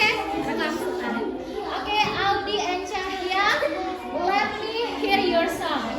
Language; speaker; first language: English; non-native, fluent; Indonesian